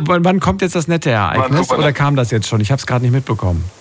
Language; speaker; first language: German; native; German